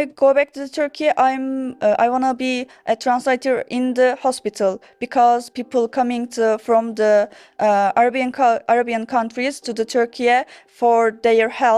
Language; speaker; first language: English; non-native, learner; Turkish